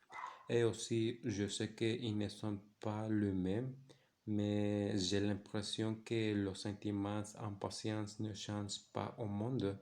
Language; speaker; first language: French; non-native, learner; Spanish